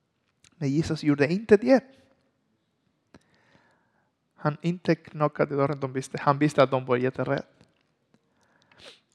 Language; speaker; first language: Swedish; non-native, learner; Spanish